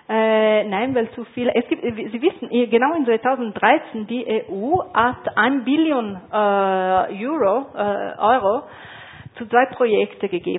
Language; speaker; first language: German; non-native, fluent; Italian